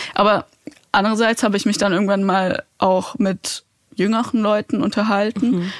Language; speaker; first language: German; native; German